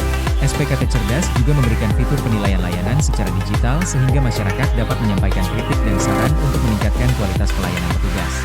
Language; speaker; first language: Indonesian; native; Indonesian